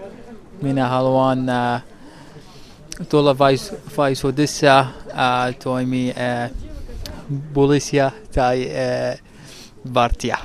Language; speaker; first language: Finnish; non-native, learner; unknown